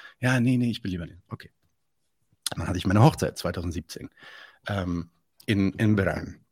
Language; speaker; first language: German; early bilingual, other home language; Arabic